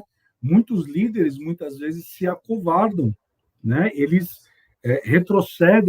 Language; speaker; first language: Portuguese; native; Portuguese